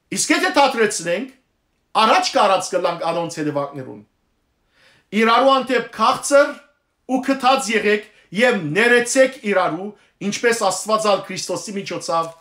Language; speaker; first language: Armenian; early bilingual, heritage; Armenian